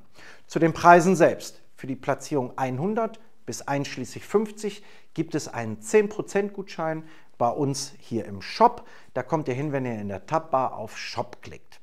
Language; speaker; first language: German; native; German